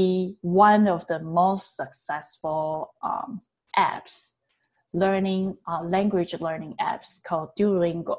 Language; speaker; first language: English; non-native, fluent; Chinese